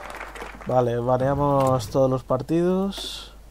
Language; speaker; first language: Spanish; native; Spanish